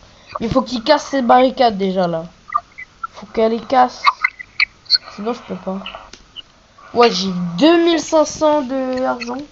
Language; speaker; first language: French; native; French